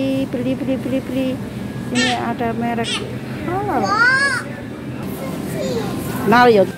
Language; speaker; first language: Chinese; non-native, learner; Indonesian